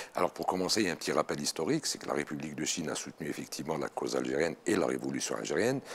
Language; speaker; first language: French; non-native, local second language; Arabic